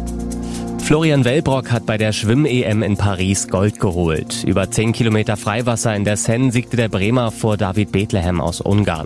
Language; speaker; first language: German; native; German